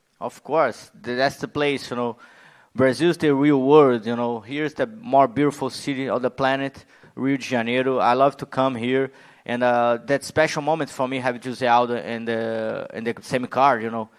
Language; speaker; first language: English; non-native, learner; Portuguese